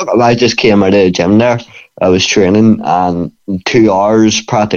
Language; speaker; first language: English; native; English